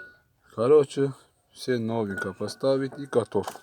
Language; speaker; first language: Russian; non-native, learner; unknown